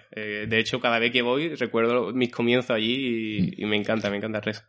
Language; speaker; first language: Spanish; native; Spanish